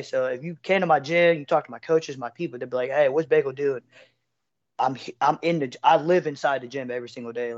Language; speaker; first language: English; native; English